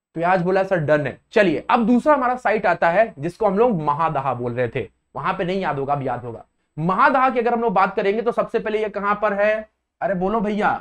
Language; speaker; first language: Hindi; native; Hindi